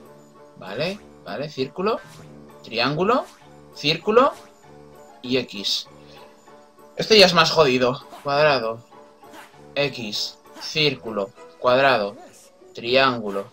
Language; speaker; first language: Spanish; native; Spanish